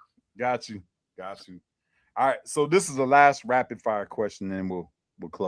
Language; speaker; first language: English; native; English